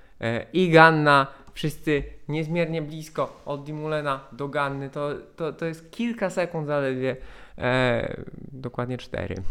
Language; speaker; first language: Polish; native; Polish